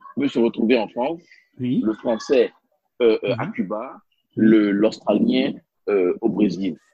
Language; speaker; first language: French; non-native, local second language; Spanish